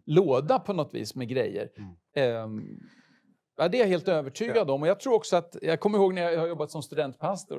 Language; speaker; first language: Swedish; native; Swedish